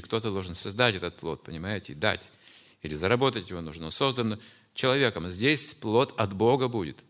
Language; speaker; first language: Russian; native; Russian